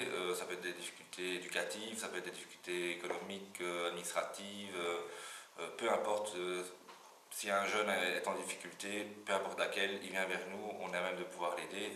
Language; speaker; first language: French; native; French